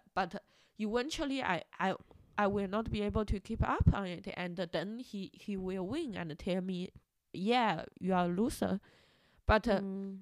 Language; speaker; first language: English; non-native, fluent; Chinese